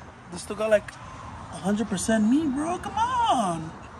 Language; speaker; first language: English; early bilingual, other home language; Spanish